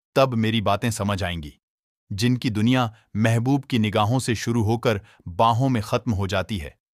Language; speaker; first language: Hindi; native; Hindi